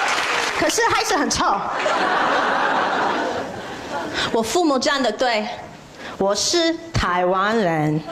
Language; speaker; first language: Chinese; non-native, fluent; English